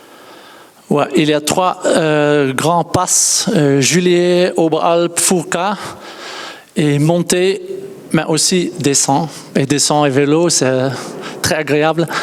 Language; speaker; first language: French; non-native, learner; Dutch